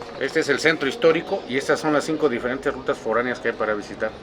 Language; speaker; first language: Spanish; native; Spanish